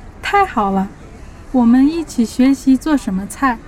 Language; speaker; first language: Chinese; non-native, fluent; Portuguese